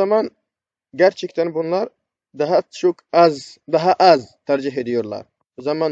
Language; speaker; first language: Turkish; non-native, fluent; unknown